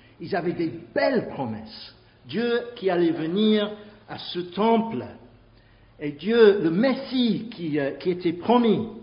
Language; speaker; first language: French; non-native, fluent; English